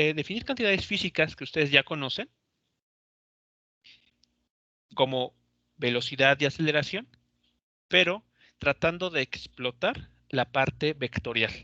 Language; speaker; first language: Spanish; native; Spanish